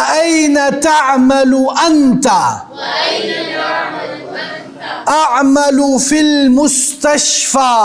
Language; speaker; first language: Arabic; non-native, fluent; Urdu